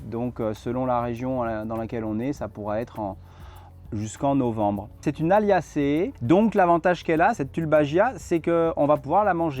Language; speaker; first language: French; native; French